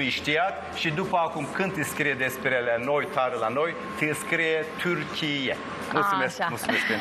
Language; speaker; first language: Romanian; non-native, learner; Turkish